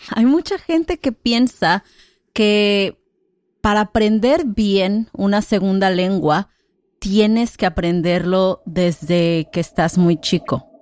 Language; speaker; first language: Spanish; native; Spanish